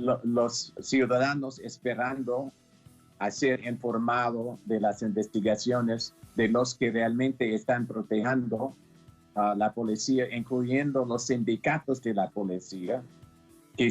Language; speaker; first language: Spanish; non-native, fluent; English